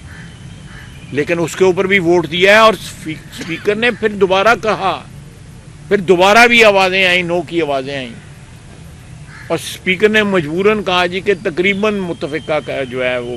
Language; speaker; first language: Urdu; non-native, local second language; Punjabi